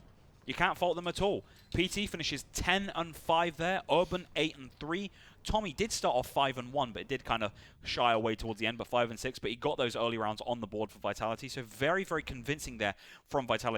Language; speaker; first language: English; native; English